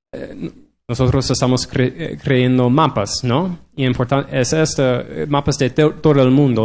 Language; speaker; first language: Spanish; non-native, learner; English